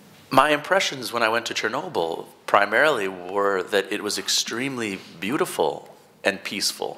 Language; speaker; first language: English; native; English